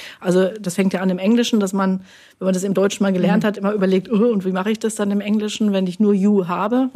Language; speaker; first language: German; native; German